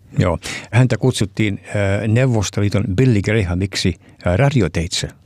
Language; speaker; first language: Finnish; early bilingual, heritage; Finnish